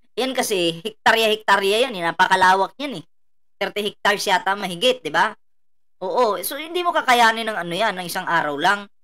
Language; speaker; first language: Filipino; non-native, local second language; Cebuano